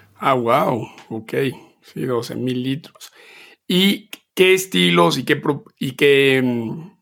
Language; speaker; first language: Spanish; native; Spanish